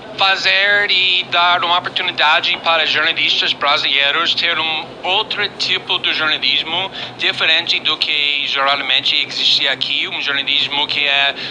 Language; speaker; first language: Portuguese; non-native, fluent; English